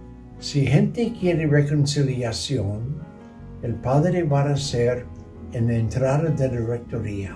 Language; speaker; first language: Spanish; non-native, learner; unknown